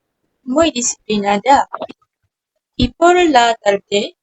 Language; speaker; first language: Spanish; non-native, learner; Malay